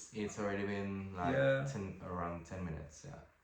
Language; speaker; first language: English; non-native, fluent; French